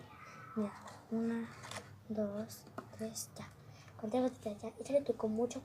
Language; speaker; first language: Spanish; native; Spanish